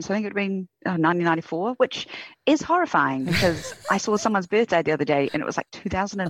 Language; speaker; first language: English; native; English